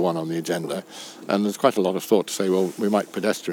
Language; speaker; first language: English; native; English